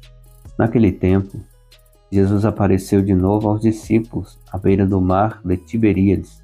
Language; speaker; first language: Portuguese; native; Portuguese